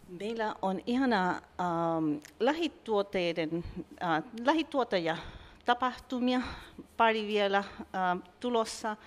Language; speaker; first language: Finnish; non-native, learner; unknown